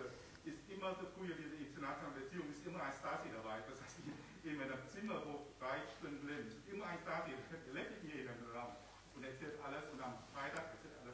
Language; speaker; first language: German; non-native, learner; Vietnamese